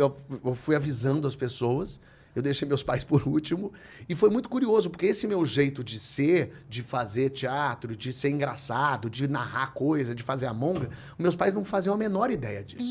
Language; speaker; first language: Portuguese; native; Portuguese